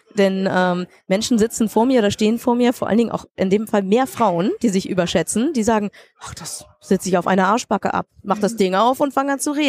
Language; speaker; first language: German; native; German